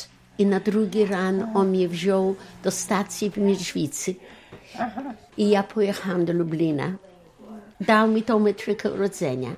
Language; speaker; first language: Polish; non-native, local second language; Yiddish